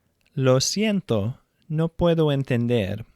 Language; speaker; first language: Spanish; non-native, fluent; English